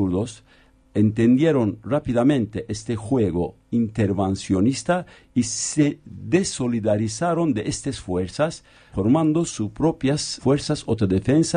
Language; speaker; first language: Spanish; non-native, fluent; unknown